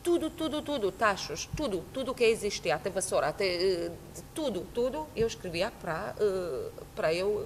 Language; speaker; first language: Portuguese; non-native, learner; Romanian